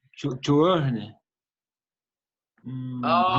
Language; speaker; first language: English; non-native, learner; Portuguese